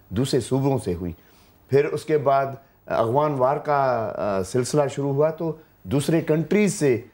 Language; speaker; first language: Urdu; non-native, local second language; Sindhi